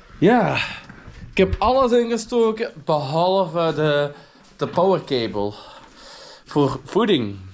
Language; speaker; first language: Dutch; native; Dutch